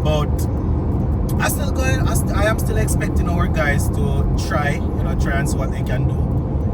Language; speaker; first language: English; native; English